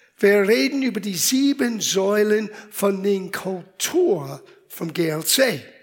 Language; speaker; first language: German; non-native, fluent; English